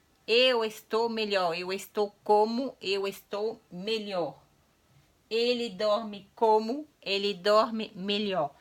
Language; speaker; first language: Portuguese; non-native, fluent; French